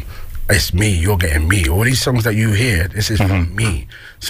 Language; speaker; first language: English; native; English